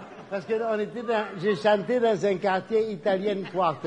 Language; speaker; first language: French; native; French